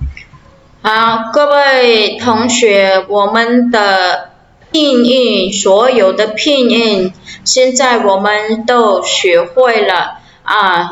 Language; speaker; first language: Chinese; non-native, fluent; Khmer